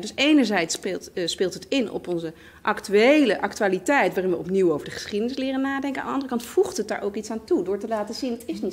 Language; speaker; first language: Dutch; native; Dutch